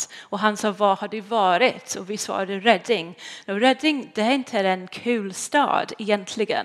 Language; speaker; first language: Swedish; non-native, fluent; English